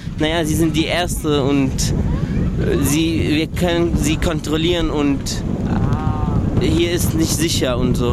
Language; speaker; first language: German; early bilingual, other home language; Arabic